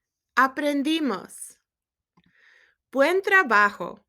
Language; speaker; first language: Spanish; non-native, learner; English